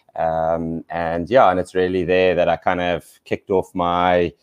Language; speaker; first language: English; native; English